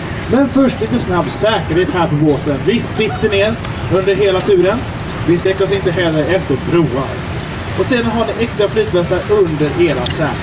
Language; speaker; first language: Swedish; native; Swedish